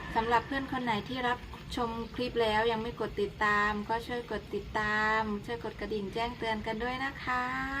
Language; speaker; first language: Thai; native; Thai